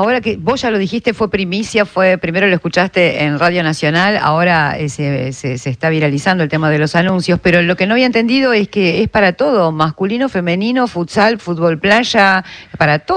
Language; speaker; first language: Spanish; native; Spanish